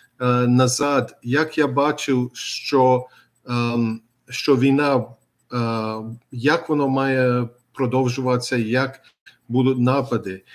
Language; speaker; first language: Ukrainian; early bilingual, heritage; Ukrainian